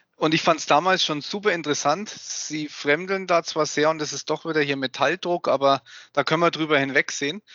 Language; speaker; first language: German; native; German